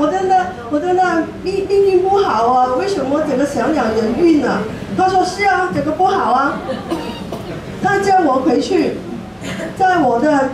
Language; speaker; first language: Chinese; non-native, local second language; Cantonese